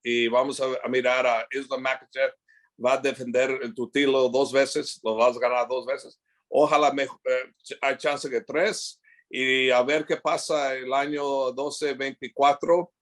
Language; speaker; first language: Spanish; early bilingual, heritage; English